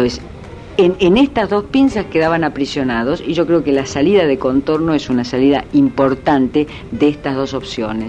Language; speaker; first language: Spanish; native; Spanish